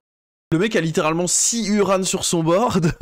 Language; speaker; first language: French; native; French